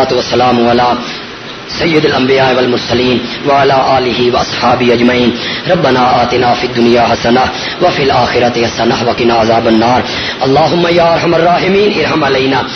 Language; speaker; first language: Urdu; non-native, local second language; Punjabi